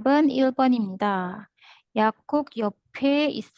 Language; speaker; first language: Korean; non-native, fluent; Indonesian